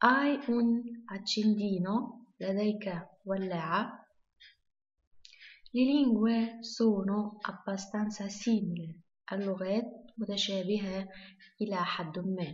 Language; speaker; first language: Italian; non-native, fluent; Arabic